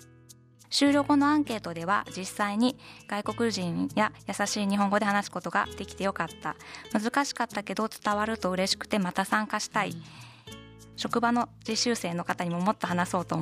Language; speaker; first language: Japanese; native; Japanese